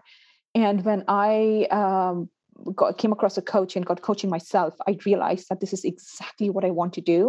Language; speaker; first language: English; non-native, local second language; Urdu